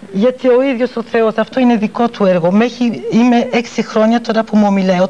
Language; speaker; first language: Greek; early bilingual, heritage; Greek